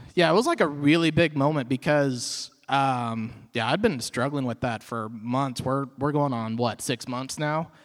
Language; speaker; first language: English; native; English